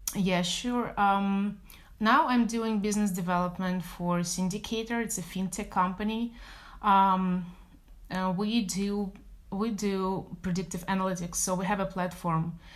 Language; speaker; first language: English; non-native, fluent; Russian